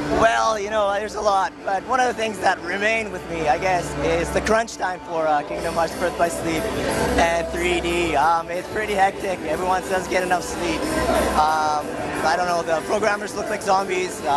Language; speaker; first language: English; non-native, fluent; Japanese